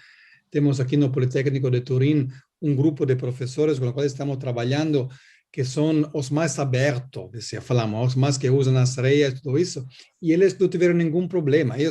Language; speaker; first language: Portuguese; non-native, learner; Italian